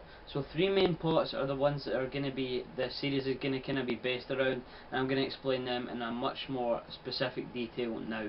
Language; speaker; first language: English; native; English